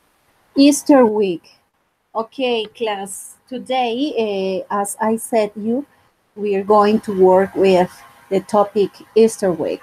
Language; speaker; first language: English; non-native, fluent; Spanish